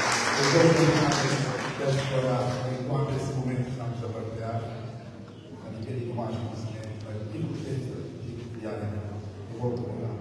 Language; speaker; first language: Portuguese; non-native, learner; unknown